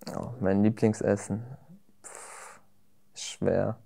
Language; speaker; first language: German; native; German